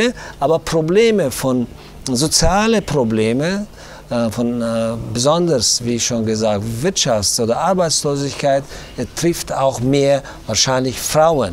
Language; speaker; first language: German; non-native, learner; Tajik